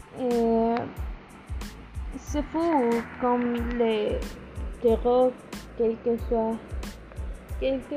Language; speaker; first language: French; non-native, learner; Spanish